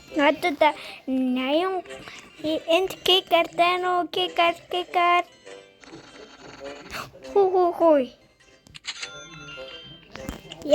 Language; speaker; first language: Mongolian; early bilingual, heritage; Mongolian